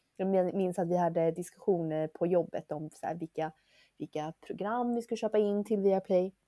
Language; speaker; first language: Swedish; early bilingual, other home language; Chinese